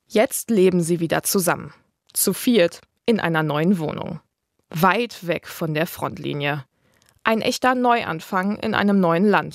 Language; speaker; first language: German; native; German